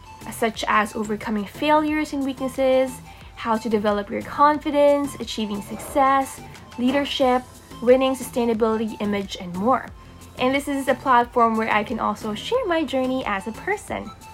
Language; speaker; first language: English; non-native, local second language; Filipino